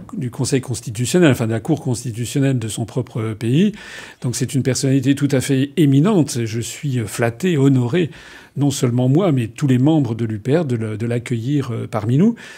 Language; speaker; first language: French; native; French